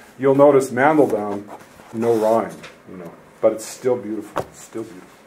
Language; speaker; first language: English; native; English